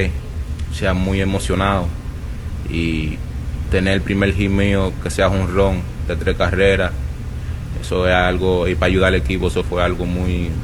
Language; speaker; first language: Spanish; early bilingual, heritage; Spanish